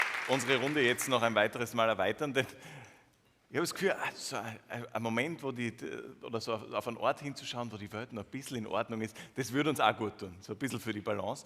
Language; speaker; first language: German; native; German